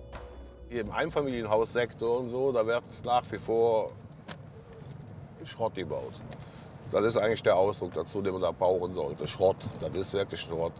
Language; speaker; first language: German; native; German